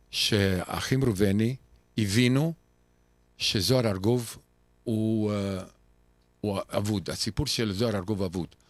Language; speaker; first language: Hebrew; non-native, fluent; Romanian